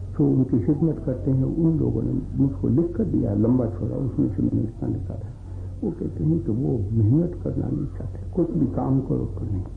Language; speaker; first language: Hindi; non-native, local second language; Gujarati